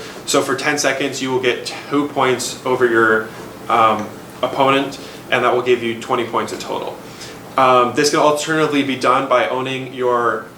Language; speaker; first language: English; native; English